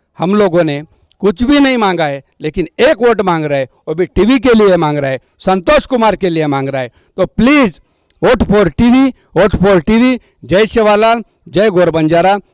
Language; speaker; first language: Hindi; non-native, local second language; Lambadi